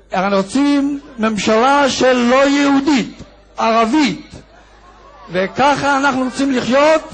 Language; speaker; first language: Hebrew; non-native, fluent; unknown